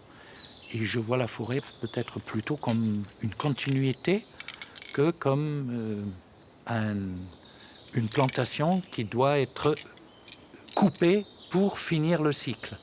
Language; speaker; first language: French; native; French